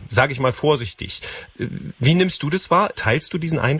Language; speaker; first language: German; native; German